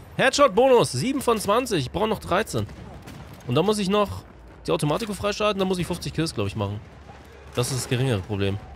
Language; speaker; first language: German; native; German